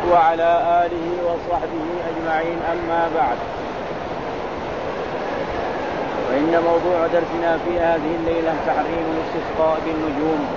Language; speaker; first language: Arabic; non-native, fluent; Malay